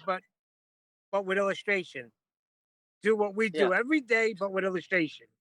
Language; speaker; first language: English; native; English